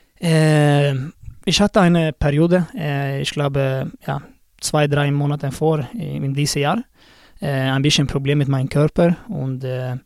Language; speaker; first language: German; non-native, learner; Swedish